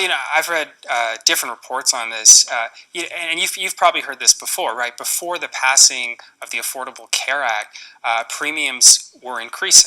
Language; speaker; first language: English; native; English